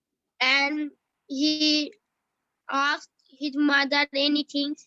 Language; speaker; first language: English; non-native, learner; Bangla